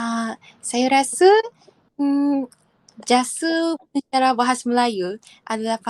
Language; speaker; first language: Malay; non-native, fluent; Japanese